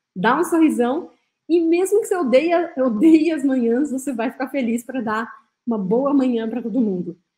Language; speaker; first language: Portuguese; non-native, fluent; French